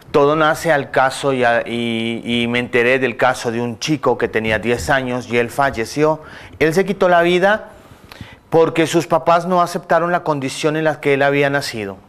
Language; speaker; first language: Spanish; native; Spanish